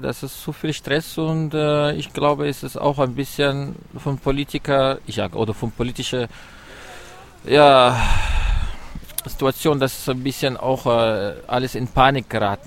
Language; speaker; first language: German; non-native, learner; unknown